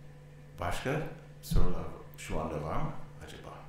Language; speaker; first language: Turkish; non-native, learner; English